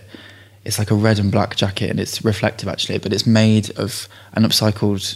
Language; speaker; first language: English; native; English